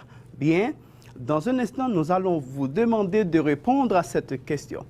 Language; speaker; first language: French; non-native, fluent; Spanish